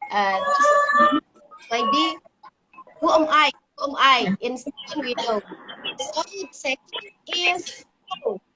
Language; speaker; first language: English; non-native, learner; Indonesian